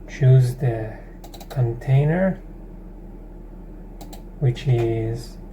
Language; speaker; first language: English; non-native, fluent; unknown